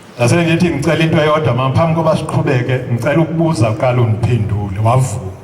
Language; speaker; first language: Zulu; non-native, local second language; Xhosa